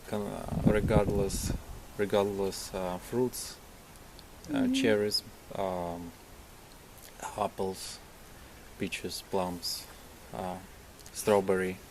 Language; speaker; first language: English; non-native, learner; Ukrainian